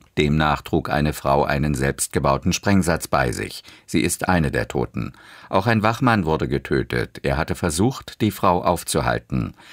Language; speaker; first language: German; native; German